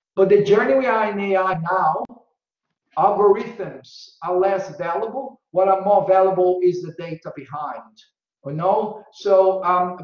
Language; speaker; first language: English; non-native, fluent; Portuguese